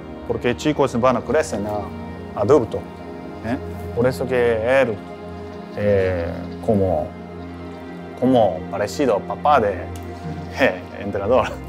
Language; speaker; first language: Spanish; non-native, learner; Japanese